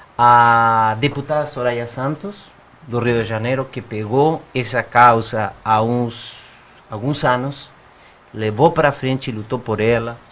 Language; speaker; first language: Portuguese; non-native, fluent; Spanish